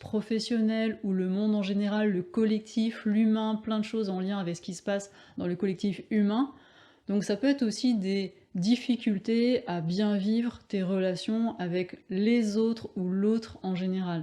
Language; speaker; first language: French; native; French